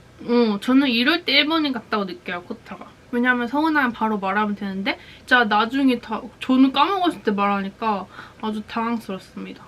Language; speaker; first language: Korean; native; Korean